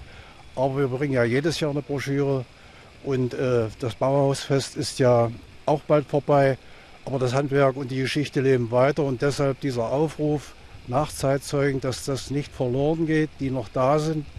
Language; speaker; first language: German; native; German